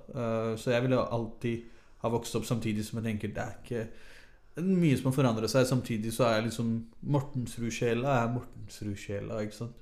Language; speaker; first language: Norwegian; early bilingual, other home language; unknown